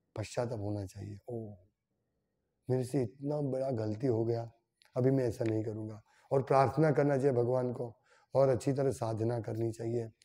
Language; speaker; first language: Hindi; non-native, local second language; Gujarati